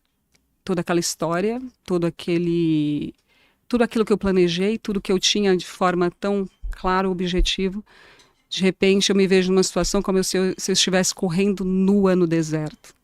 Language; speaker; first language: Portuguese; native; Portuguese